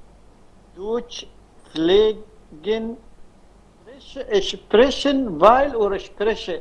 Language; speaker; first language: German; non-native, learner; Hindi